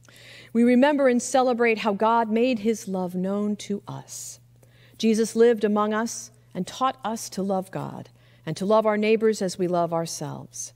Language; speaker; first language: English; native; English